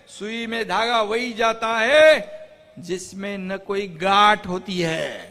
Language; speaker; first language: Hindi; non-native, local second language; Marathi